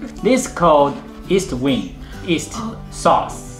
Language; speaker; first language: English; non-native, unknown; Chinese